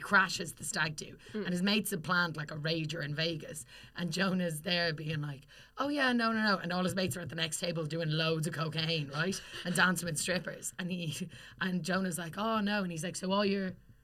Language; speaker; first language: English; native; English